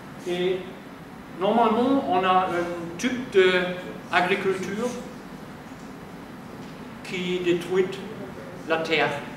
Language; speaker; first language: French; non-native, fluent; German